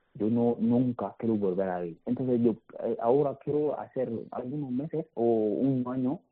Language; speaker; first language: Spanish; non-native, learner; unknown